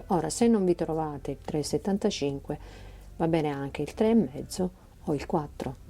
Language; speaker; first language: Italian; native; Italian